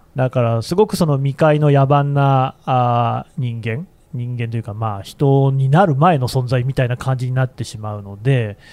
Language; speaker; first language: Japanese; native; Japanese